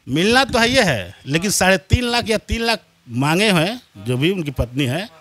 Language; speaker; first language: Hindi; native; Hindi